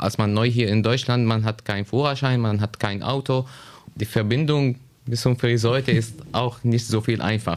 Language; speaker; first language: German; non-native, learner; Arabic